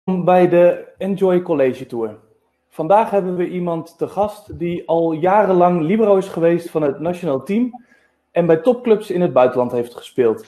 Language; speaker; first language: Dutch; native; Dutch